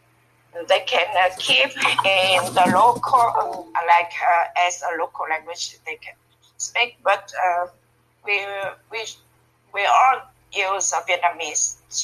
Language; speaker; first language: English; non-native, learner; Vietnamese